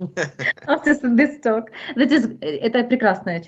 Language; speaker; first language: Russian; native; Russian